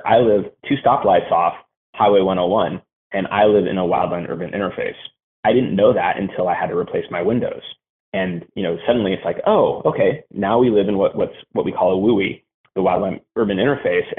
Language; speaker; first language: English; native; English